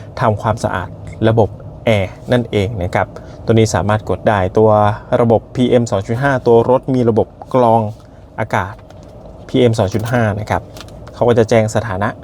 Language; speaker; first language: Thai; native; Thai